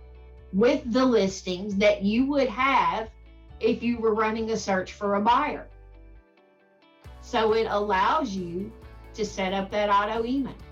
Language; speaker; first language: English; native; English